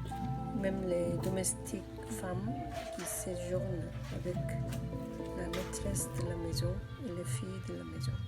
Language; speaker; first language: French; non-native, learner; Korean